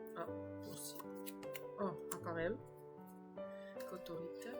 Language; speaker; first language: French; native; French